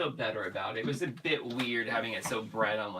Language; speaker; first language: English; native; English